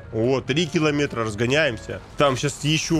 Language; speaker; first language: Russian; native; Russian